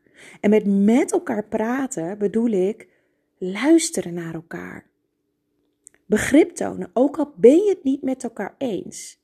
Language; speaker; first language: Dutch; native; Dutch